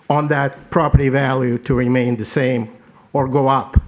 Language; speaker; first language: English; non-native, fluent; Ukrainian